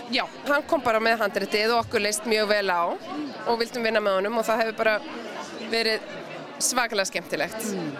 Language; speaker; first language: Icelandic; native; Icelandic